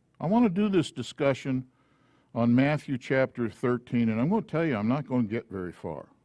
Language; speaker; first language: English; native; English